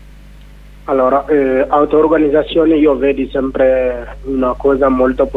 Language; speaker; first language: Italian; non-native, learner; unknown